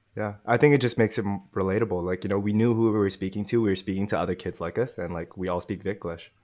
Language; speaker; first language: English; native; English